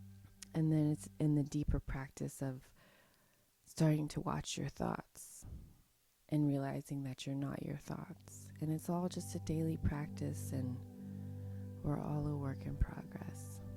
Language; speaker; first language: English; native; English